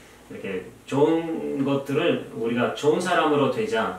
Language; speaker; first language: Korean; non-native, fluent; Russian